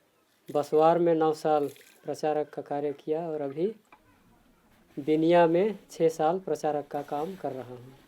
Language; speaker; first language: Hindi; non-native, local second language; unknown